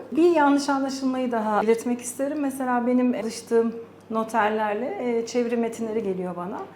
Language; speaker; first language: Turkish; early bilingual, heritage; Turkish